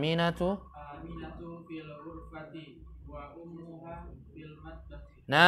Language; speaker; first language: Arabic; non-native, fluent; Indonesian